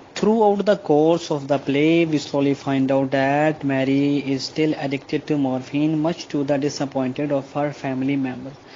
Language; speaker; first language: English; non-native, local second language; Urdu